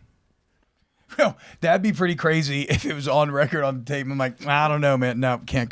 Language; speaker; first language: English; native; English